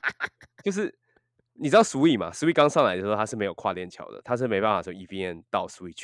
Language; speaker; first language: Chinese; native; Chinese